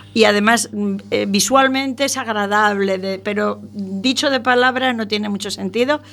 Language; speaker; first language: Spanish; native; Spanish